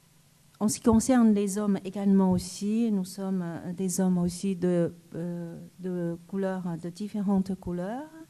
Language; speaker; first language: French; non-native, fluent; Chinese